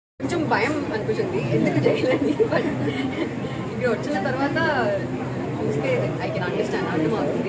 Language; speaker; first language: Telugu; non-native, learner; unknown